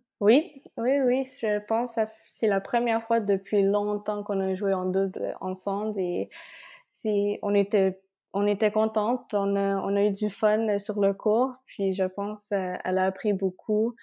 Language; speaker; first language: French; non-native, local second language; Spanish